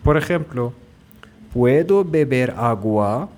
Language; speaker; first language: Spanish; non-native, fluent; Persian